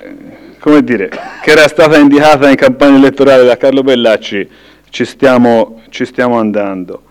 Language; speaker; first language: Italian; native; Italian